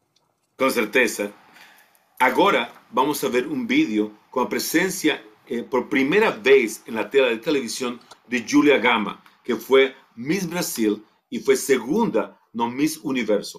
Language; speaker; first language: Portuguese; non-native, fluent; Spanish